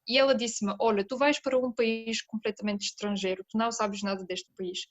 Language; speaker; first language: Portuguese; non-native, fluent; Bulgarian